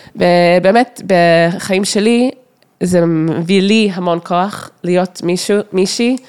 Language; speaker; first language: Hebrew; non-native, fluent; English